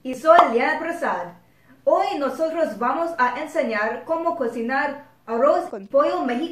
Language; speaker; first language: Spanish; non-native, learner; English